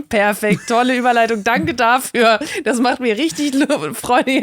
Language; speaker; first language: German; native; German